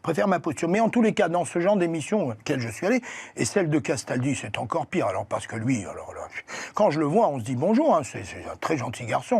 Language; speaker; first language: French; native; French